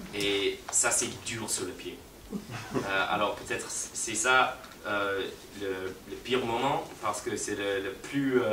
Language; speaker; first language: French; non-native, fluent; English